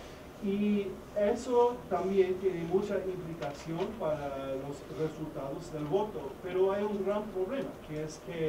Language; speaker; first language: Spanish; non-native, fluent; English